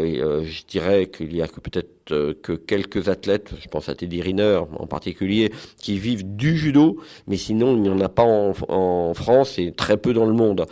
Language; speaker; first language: French; native; French